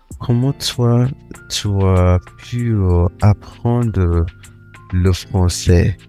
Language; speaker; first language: French; non-native, fluent; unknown